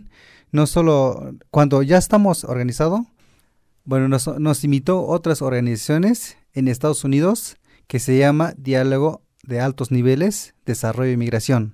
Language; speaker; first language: Spanish; non-native, local second language; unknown